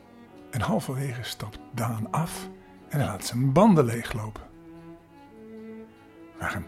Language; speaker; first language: Dutch; native; Dutch